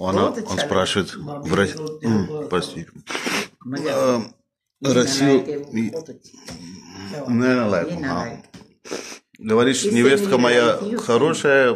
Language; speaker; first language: Russian; non-native, fluent; Hindi